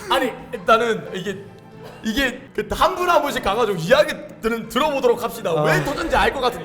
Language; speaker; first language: Korean; native; Korean